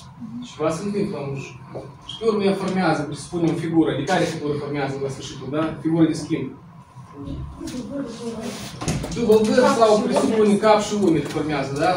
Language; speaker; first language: Romanian; non-native, local second language; Russian